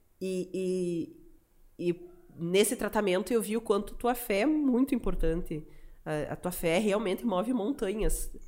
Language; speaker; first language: Portuguese; native; Portuguese